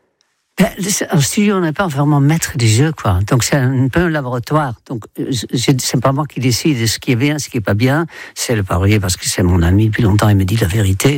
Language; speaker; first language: French; non-native, fluent; Dutch